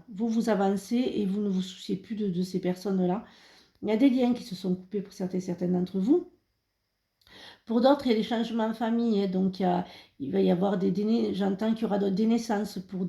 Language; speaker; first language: French; native; French